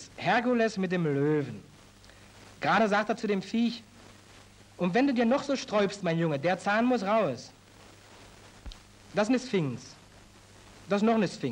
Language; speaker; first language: German; native; German